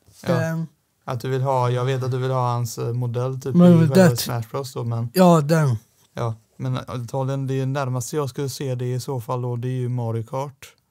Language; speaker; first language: Swedish; native; Swedish